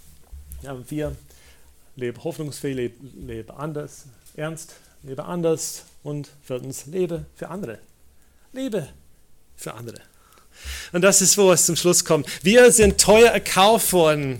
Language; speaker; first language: German; non-native, fluent; English